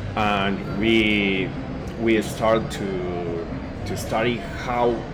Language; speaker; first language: English; non-native, learner; Spanish